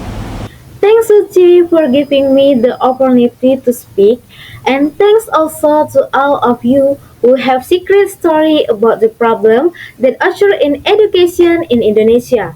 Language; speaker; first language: English; non-native, learner; Indonesian